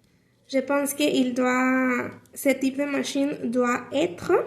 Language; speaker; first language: French; non-native, learner; Spanish